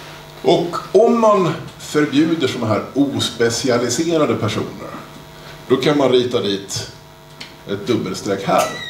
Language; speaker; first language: Swedish; native; Swedish